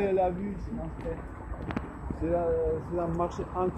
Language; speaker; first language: French; non-native, fluent; Russian